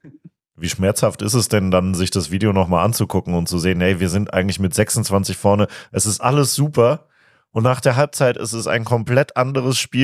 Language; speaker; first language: German; native; German